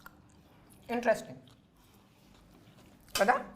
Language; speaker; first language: Telugu; non-native, learner; Hindi